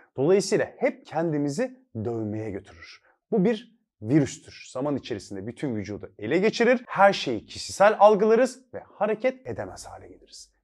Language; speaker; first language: Turkish; native; Turkish